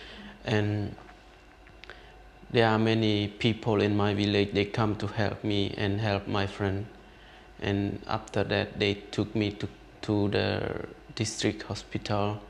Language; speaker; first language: English; non-native, learner; Khmer